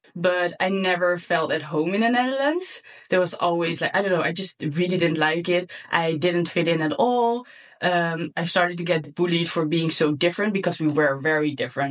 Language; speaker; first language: English; non-native, fluent; Dutch